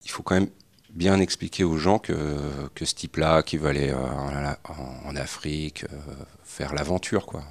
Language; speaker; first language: French; native; French